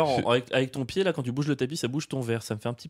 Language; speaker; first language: French; native; French